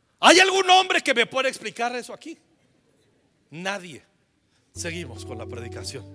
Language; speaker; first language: Spanish; native; Spanish